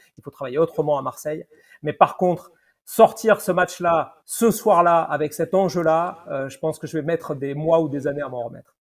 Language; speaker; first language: French; native; French